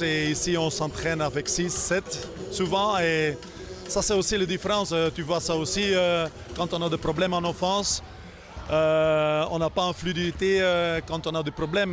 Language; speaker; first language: French; non-native, fluent; Dutch